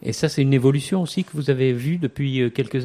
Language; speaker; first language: French; native; French